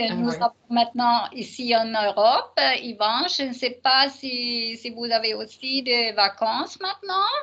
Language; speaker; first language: French; non-native, learner; German